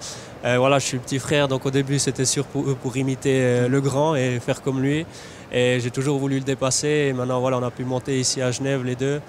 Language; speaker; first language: French; native; French